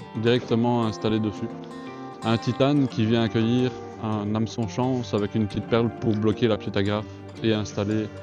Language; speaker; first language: French; native; French